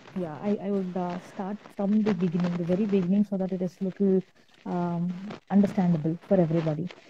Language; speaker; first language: English; non-native, local second language; Tamil